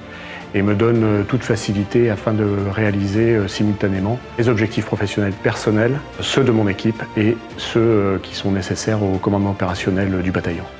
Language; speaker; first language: French; native; French